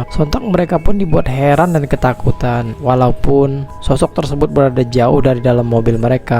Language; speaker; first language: Indonesian; native; Indonesian